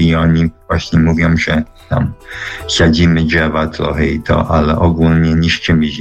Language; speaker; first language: Polish; early bilingual, heritage; Polish